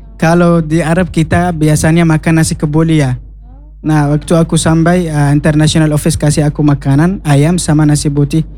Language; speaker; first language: Indonesian; non-native, fluent; Arabic